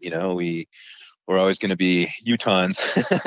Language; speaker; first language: English; native; English